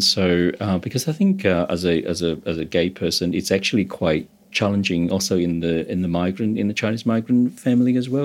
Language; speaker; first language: English; non-native, local second language; Cantonese